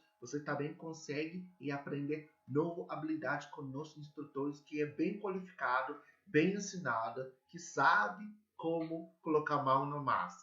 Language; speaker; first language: Portuguese; non-native, learner; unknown